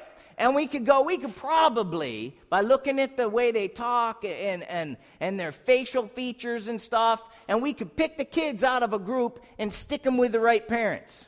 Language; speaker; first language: English; native; English